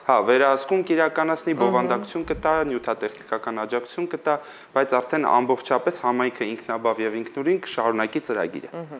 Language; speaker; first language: Armenian; native; Armenian